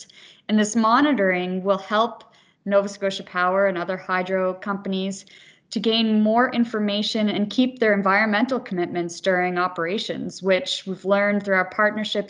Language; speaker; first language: English; native; English